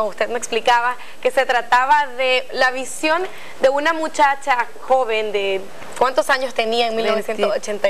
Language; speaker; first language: Spanish; native; Spanish